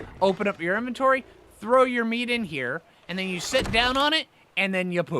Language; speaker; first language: English; native; English